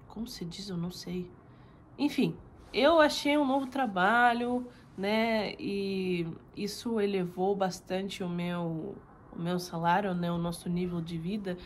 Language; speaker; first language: Portuguese; non-native, fluent; Russian